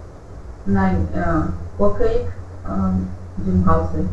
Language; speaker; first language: German; non-native, learner; Hindi